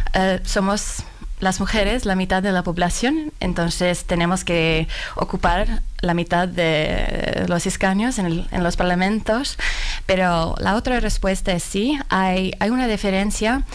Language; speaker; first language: Spanish; non-native, fluent; Finnish